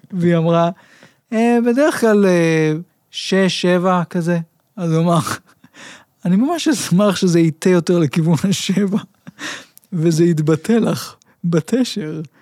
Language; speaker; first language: Hebrew; native; Hebrew